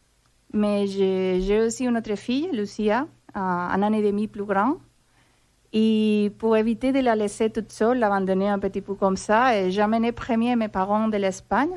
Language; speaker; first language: French; non-native, fluent; Spanish